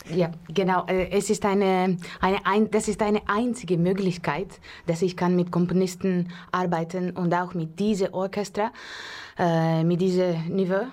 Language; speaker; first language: German; non-native, fluent; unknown